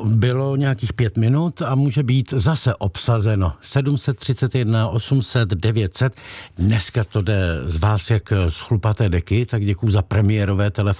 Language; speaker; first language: Czech; native; Czech